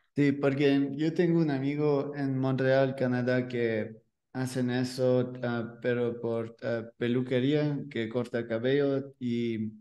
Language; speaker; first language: Spanish; non-native, learner; French